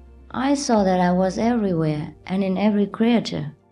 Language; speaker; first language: English; non-native, fluent; Vietnamese